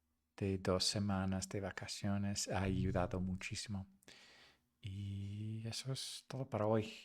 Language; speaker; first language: Spanish; non-native, fluent; English